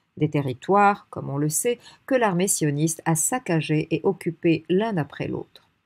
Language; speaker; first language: French; non-native, local second language; Arabic